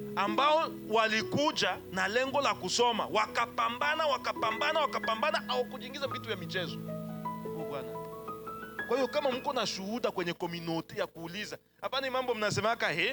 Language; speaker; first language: Swahili; non-native, local second language; Bembe